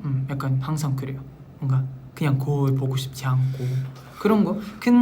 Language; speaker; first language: Korean; non-native, local second language; Filipino